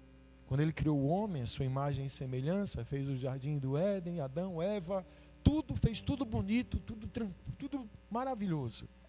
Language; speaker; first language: Portuguese; native; Portuguese